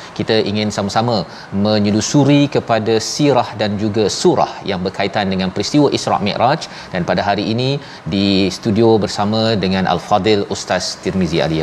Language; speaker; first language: Malay; native; Malay